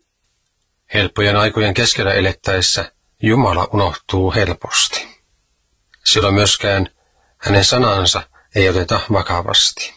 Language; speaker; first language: Finnish; native; Finnish